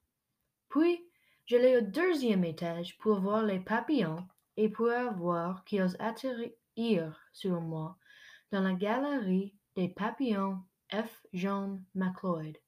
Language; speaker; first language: French; non-native, local second language; English